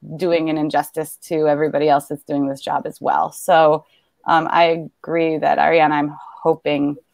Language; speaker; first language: English; native; English